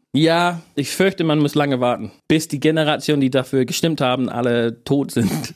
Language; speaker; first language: German; non-native, fluent; English